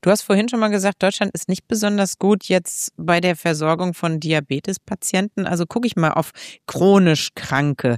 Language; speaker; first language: German; native; German